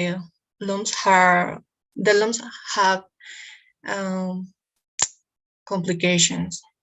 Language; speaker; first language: English; non-native, learner; Spanish